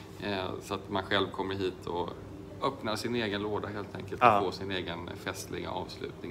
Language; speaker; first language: Swedish; native; Swedish